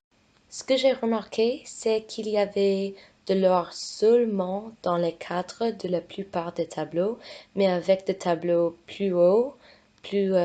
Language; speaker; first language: French; non-native, fluent; English